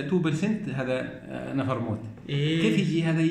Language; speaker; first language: Arabic; non-native, learner; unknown